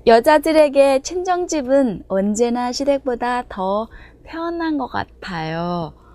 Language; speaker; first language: Korean; non-native, fluent; Vietnamese